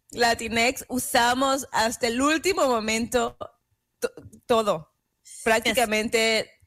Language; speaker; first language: Spanish; native; Spanish